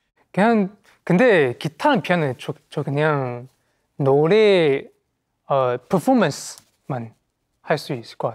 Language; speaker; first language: Korean; non-native, fluent; Chinese